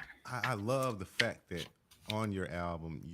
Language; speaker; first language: English; native; English